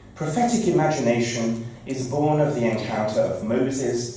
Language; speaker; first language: English; native; English